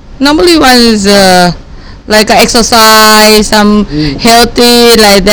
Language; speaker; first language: English; non-native, learner; Thai